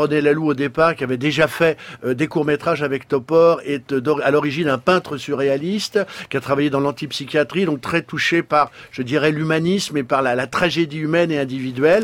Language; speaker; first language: French; native; French